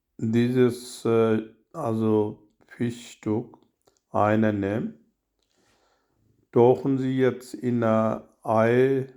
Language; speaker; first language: German; non-native, learner; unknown